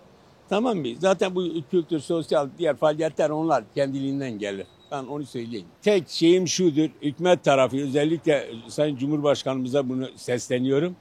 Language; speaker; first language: Turkish; non-native, local second language; Kurdish